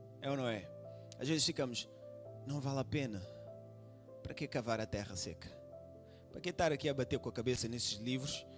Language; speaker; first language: Portuguese; non-native, local second language; Kabuverdianu